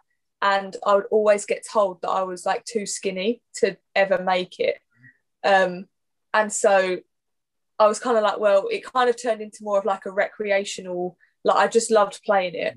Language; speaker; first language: English; native; English